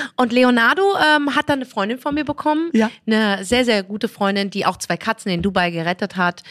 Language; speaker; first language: German; early bilingual, other home language; Arabic